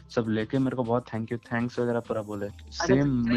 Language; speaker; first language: Hindi; non-native, local second language; Odia